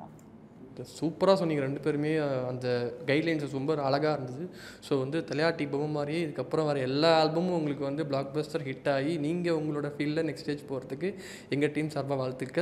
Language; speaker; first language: Tamil; native; Tamil